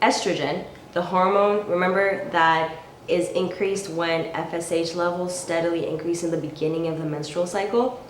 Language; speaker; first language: English; native; English